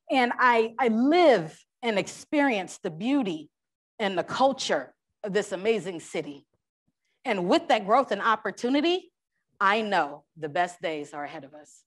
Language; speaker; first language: English; native; English